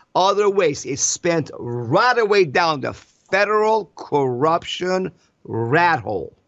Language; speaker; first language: English; non-native, fluent; Persian